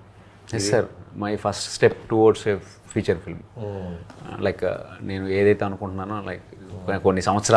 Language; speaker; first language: Telugu; native; Telugu